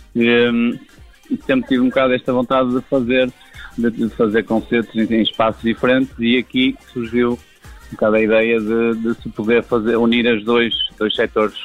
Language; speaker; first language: Portuguese; native; Portuguese